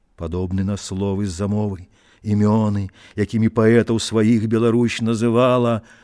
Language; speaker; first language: Belarusian; native; Belarusian